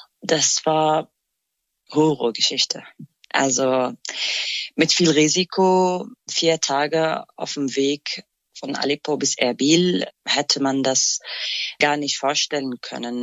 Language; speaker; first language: German; non-native, fluent; Kurdish